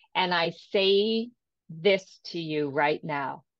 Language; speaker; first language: English; native; English